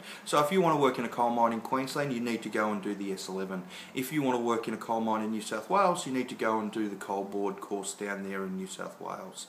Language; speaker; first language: English; native; English